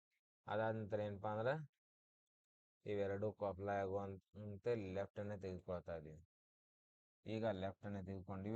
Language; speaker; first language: Kannada; native; Kannada